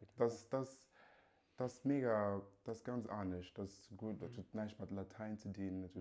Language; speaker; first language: Luxembourgish; early bilingual, other home language; Yoruba